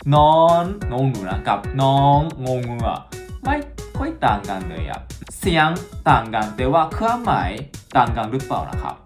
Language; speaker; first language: Thai; non-native, fluent; Japanese